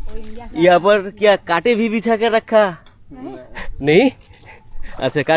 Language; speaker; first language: Hindi; non-native, learner; Bangla